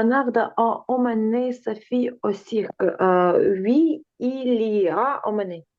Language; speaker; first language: French; non-native, learner; Ukrainian